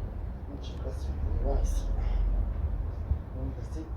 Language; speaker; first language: French; native; French